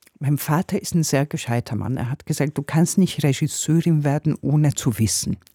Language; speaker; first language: German; non-native, fluent; Hungarian